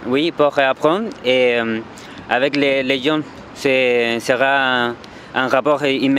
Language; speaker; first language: French; non-native, learner; Spanish